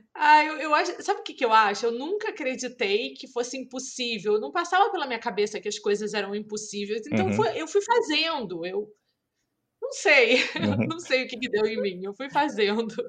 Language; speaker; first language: Portuguese; native; Portuguese